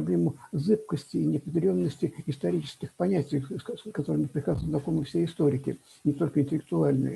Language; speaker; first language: Russian; native; Russian